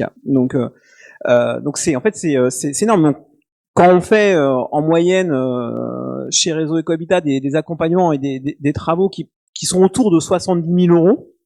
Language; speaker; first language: French; native; French